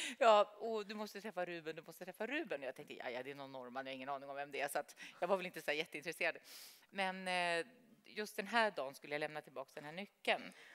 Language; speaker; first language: Swedish; native; Swedish